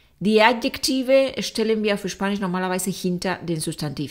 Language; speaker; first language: German; non-native, fluent; Spanish